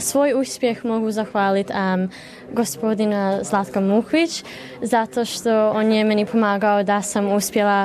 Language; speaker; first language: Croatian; early bilingual, heritage; Croatian